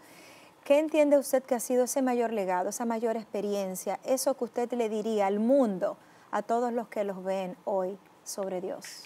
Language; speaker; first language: Spanish; native; Spanish